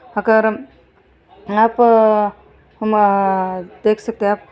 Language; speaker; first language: Hindi; non-native, local second language; Marathi